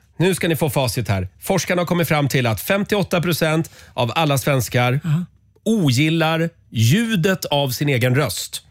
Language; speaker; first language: Swedish; native; Swedish